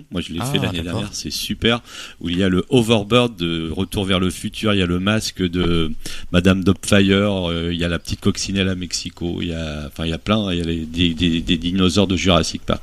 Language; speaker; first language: French; native; French